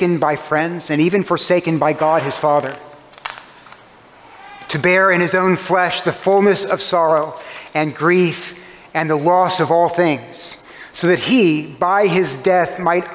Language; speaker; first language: English; native; English